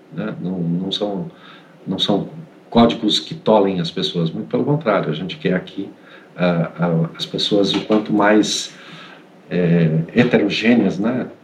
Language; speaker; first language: Portuguese; native; Portuguese